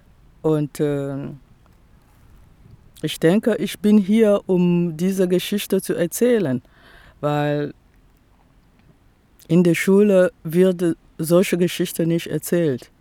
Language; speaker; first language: German; non-native, fluent; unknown